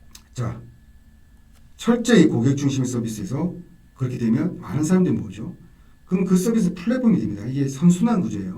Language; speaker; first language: Korean; native; Korean